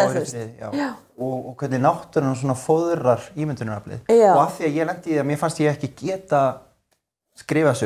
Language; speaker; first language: Icelandic; native; Icelandic